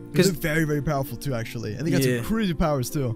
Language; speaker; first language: English; native; English